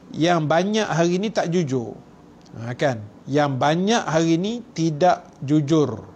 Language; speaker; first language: Malay; native; Malay